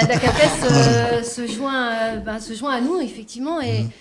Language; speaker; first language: French; native; French